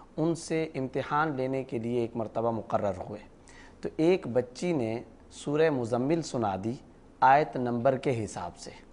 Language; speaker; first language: Urdu; native; Urdu